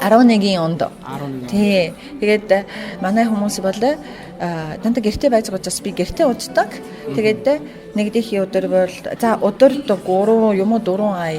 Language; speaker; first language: Mongolian; non-native, fluent; Japanese